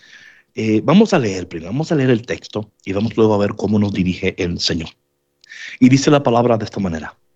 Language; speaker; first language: Spanish; native; Spanish